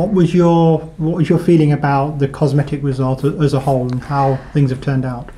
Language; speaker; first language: English; native; English